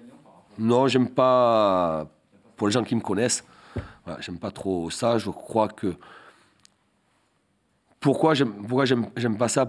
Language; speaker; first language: French; native; French